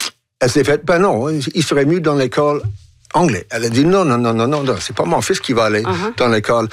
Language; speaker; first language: French; non-native, local second language; English